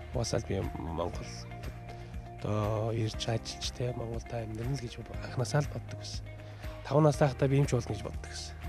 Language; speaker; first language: Mongolian; early bilingual, heritage; Mongolian